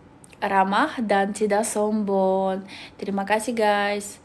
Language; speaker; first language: Indonesian; non-native, learner; Russian